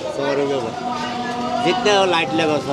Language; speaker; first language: Hindi; early bilingual, other home language; Bangla